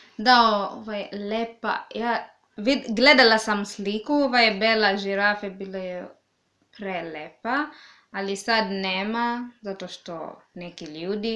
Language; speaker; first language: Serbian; non-native, learner; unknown